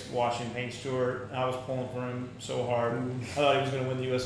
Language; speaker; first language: English; native; English